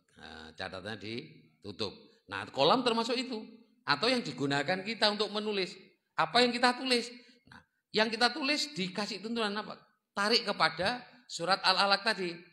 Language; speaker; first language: Indonesian; non-native, local second language; Javanese